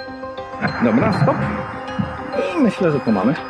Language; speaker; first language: Polish; native; Polish